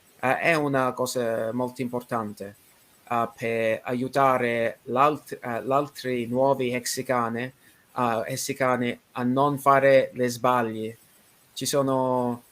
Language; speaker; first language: Italian; non-native, learner; English